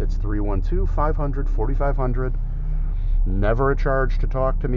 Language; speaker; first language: English; native; English